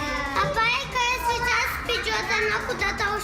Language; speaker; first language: Russian; non-native, local second language; Kazakh